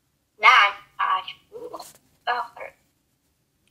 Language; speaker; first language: Arabic; non-native, learner; French